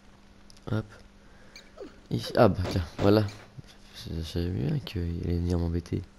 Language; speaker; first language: French; native; French